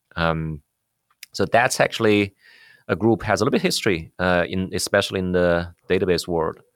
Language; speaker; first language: English; non-native, fluent; Chinese